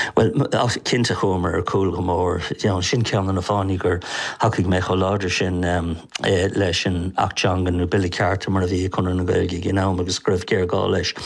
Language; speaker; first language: Irish; non-native, local second language; English